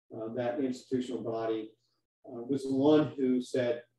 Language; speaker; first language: English; native; English